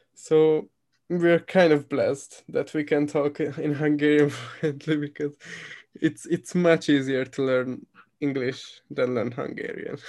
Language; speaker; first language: English; non-native, fluent; Hungarian